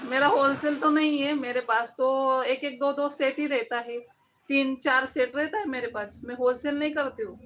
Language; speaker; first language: Hindi; non-native, local second language; Marathi